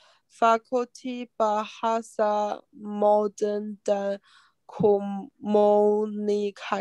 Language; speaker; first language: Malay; non-native, learner; Chinese